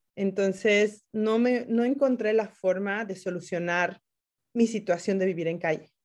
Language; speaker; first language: Spanish; native; Spanish